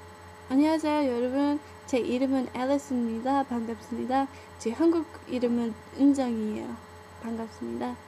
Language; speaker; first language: Korean; non-native, learner; English